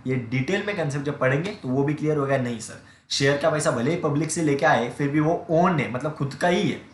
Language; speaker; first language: Hindi; non-native, local second language; Marathi